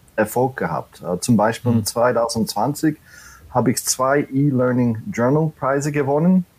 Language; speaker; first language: German; non-native, fluent; English